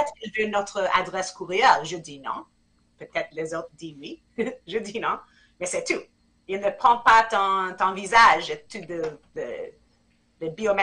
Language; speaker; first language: French; non-native, fluent; English